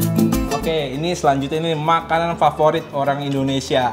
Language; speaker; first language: Indonesian; native; Indonesian